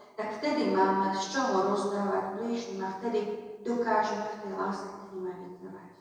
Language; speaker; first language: Slovak; native; Slovak